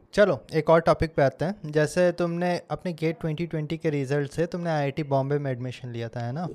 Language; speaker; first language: Hindi; native; Hindi